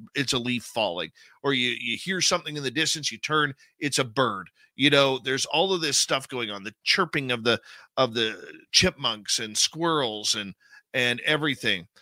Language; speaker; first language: English; native; English